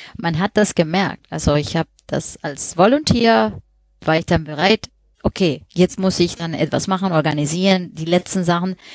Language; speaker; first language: German; non-native, fluent; Spanish